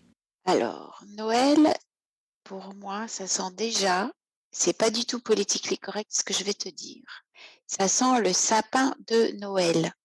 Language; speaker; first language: French; native; French